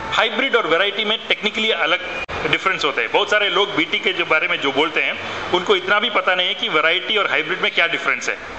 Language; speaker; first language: Hindi; non-native, local second language; Malayalam